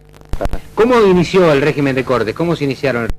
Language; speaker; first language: Spanish; native; Spanish